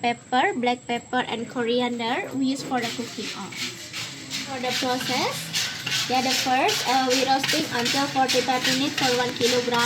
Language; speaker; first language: English; non-native, local second language; Indonesian